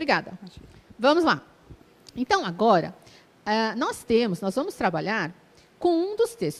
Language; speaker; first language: Portuguese; native; Portuguese